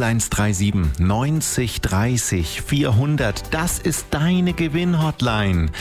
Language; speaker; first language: German; native; German